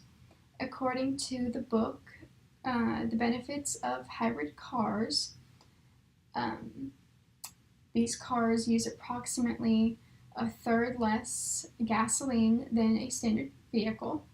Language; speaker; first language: English; native; English